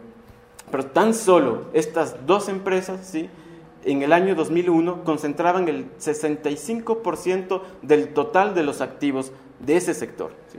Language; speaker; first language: Spanish; native; Spanish